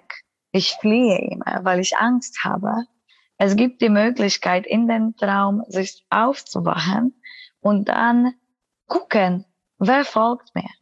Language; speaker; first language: German; non-native, fluent; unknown